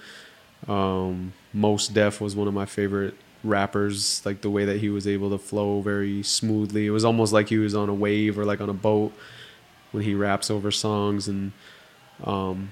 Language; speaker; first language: English; native; English